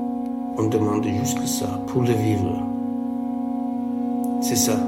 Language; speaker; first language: French; non-native, learner; Armenian